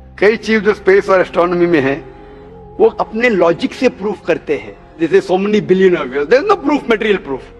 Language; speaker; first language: Hindi; non-native, local second language; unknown